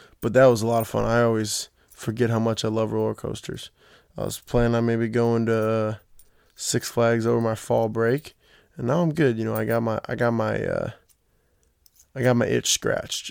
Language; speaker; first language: English; native; English